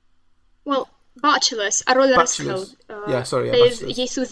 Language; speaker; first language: Welsh; non-native, learner; Russian